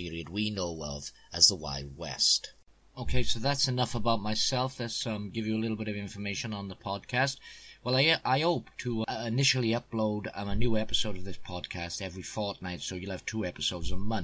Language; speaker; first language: English; native; English